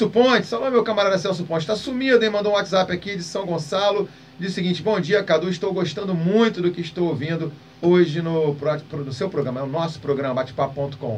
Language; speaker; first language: Portuguese; native; Portuguese